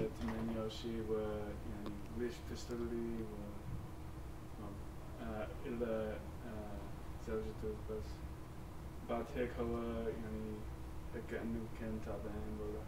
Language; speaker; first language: Arabic; non-native, learner; English